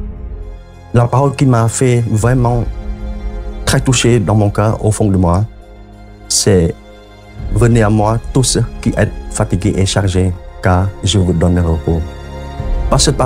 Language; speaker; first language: French; non-native, fluent; Khmer